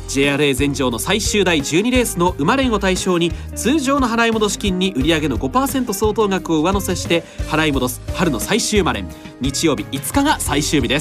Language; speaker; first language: Japanese; native; Japanese